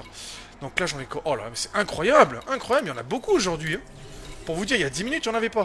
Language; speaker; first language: French; native; French